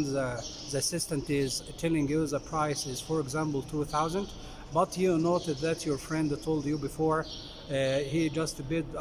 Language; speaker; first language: English; non-native, fluent; Arabic